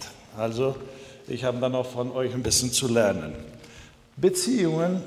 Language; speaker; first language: German; non-native, fluent; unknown